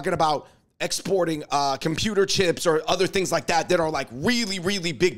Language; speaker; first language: English; native; English